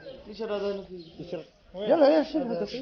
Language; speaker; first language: Arabic; non-native, learner; Filipino